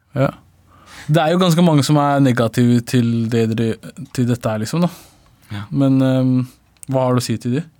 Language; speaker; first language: Norwegian; native; Norwegian